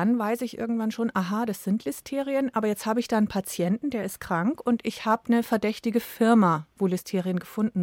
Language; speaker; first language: German; native; German